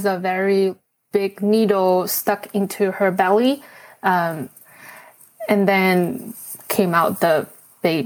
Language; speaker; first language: English; non-native, fluent; Chinese